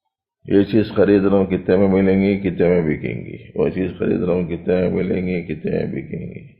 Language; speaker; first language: Urdu; native; Urdu